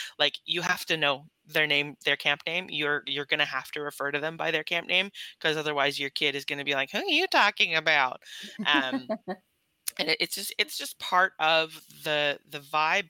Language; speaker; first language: English; native; English